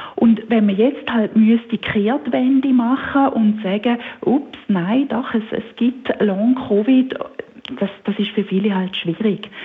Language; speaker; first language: German; native; German